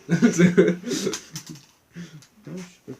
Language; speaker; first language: French; native; French